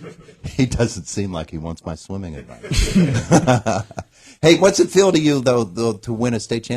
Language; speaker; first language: English; native; English